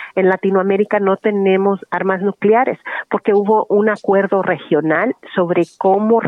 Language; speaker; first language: Spanish; early bilingual, heritage; Spanish